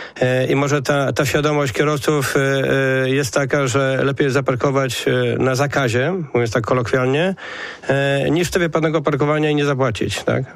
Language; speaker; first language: Polish; native; Polish